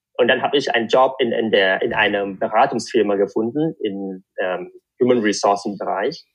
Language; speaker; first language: German; non-native, fluent; Vietnamese